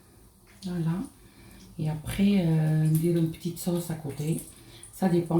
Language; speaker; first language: French; non-native, local second language; Arabic